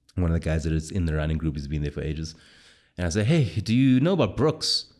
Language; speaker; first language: English; native; English